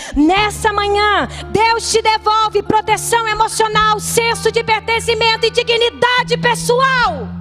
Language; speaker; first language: Portuguese; native; Portuguese